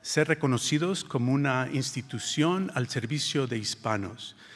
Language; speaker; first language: Spanish; early bilingual, heritage; Spanish